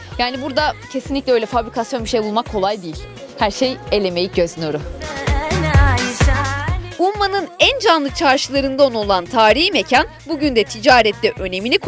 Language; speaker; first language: Turkish; native; Turkish